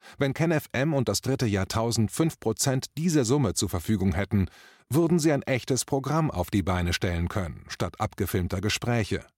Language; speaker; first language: German; native; German